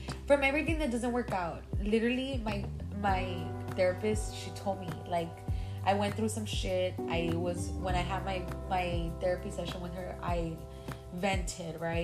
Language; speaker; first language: English; early bilingual, other home language; Spanish